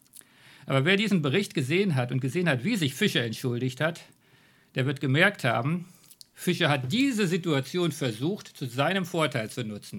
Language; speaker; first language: German; native; German